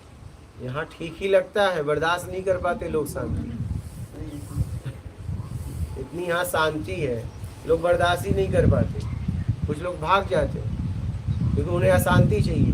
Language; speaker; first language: Hindi; native; Hindi